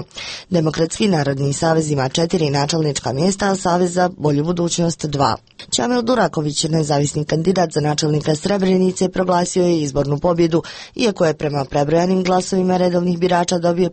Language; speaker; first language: Croatian; native; Croatian